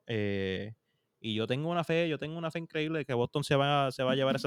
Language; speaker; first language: Spanish; native; Spanish